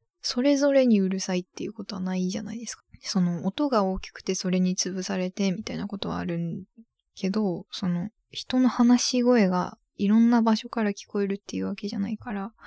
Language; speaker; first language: Japanese; native; Japanese